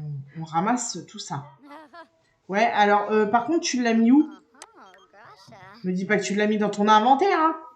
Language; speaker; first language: French; native; French